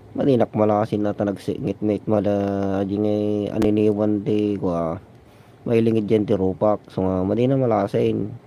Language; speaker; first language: Filipino; non-native, local second language; Iloko